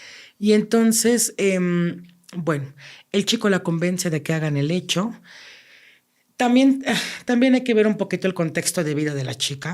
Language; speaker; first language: Spanish; native; Spanish